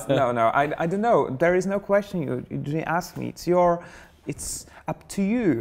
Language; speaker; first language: English; non-native, fluent; Polish